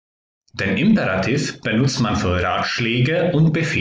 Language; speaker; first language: German; non-native, fluent; Croatian